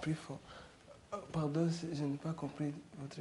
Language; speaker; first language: French; non-native, learner; Kinyarwanda